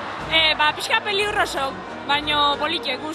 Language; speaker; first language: Basque; native; Basque